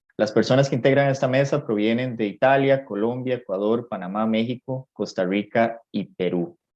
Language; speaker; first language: Spanish; native; Spanish